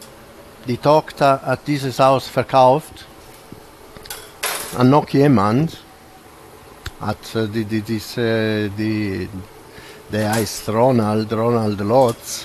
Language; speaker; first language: German; non-native, fluent; Italian